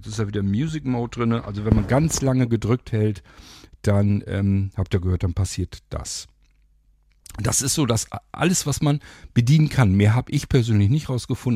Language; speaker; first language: German; native; German